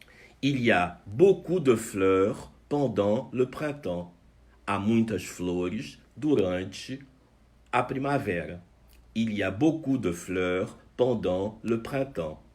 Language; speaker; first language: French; non-native, fluent; Portuguese